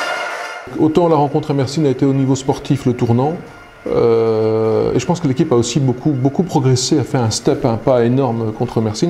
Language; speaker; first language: French; native; French